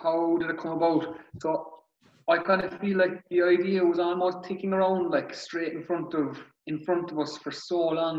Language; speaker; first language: English; native; English